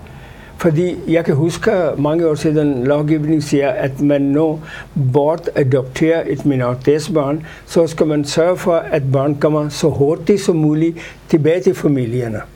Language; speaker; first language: Danish; non-native, fluent; Urdu